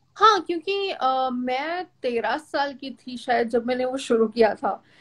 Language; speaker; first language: Hindi; non-native, local second language; Gujarati